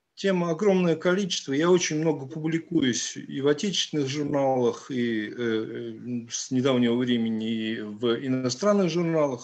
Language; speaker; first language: Russian; native; Russian